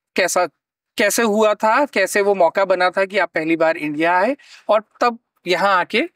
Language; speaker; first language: Hindi; native; Hindi